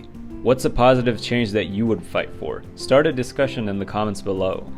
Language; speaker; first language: English; native; English